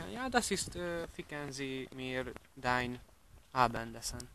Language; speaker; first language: German; non-native, learner; Hungarian